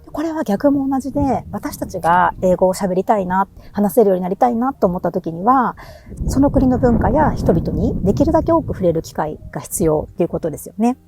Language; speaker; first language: Japanese; native; Japanese